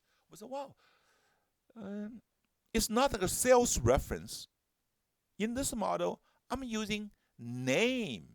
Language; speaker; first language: English; non-native, fluent; Chinese